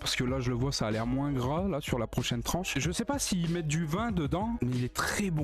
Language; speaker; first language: French; native; French